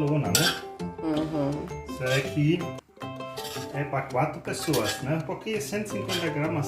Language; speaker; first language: Portuguese; non-native, learner; German